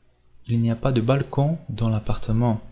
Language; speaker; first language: French; non-native, fluent; Portuguese